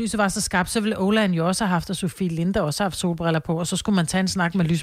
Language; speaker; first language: Danish; native; Danish